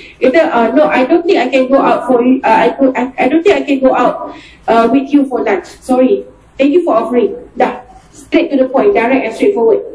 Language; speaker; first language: English; non-native, local second language; Malay